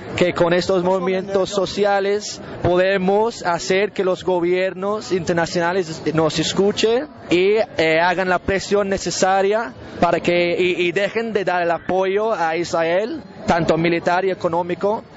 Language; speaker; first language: Spanish; non-native, fluent; English